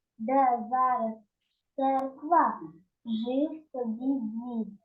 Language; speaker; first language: Ukrainian; non-native, local second language; Russian